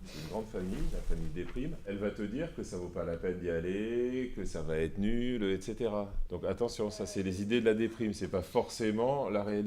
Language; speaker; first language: French; native; French